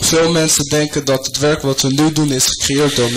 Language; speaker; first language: Dutch; non-native, fluent; French